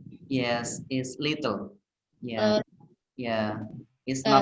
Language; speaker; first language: English; non-native, learner; Indonesian